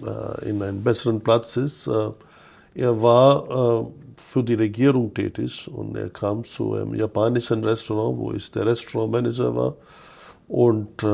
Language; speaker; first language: German; non-native, fluent; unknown